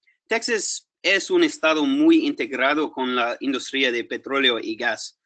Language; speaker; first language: Spanish; non-native, fluent; English